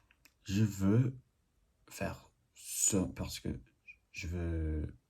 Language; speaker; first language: French; non-native, learner; English